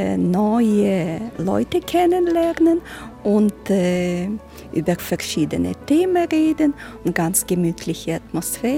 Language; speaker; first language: German; non-native, learner; Ukrainian